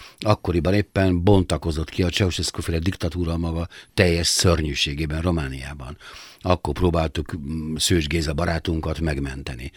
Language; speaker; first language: Hungarian; native; Hungarian